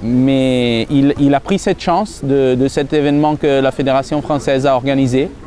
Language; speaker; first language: French; non-native, fluent; Italian